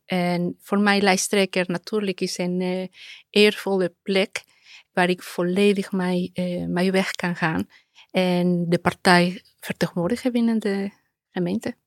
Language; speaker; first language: Dutch; non-native, fluent; Spanish